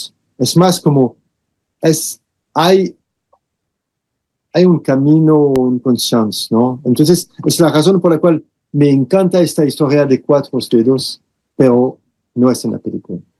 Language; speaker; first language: Spanish; non-native, fluent; French